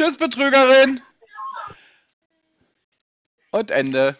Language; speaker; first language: German; native; German